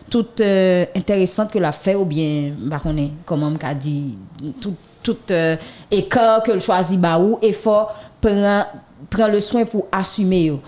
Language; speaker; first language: French; non-native, local second language; Haitian Creole